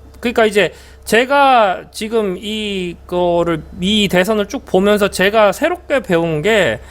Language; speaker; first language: Korean; native; Korean